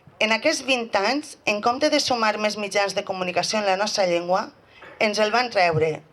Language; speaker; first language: Catalan; native; Catalan